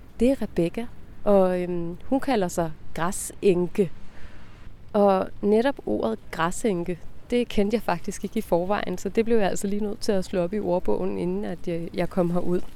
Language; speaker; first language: Danish; native; Danish